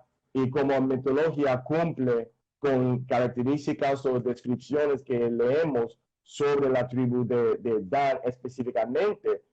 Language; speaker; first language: Spanish; non-native, fluent; English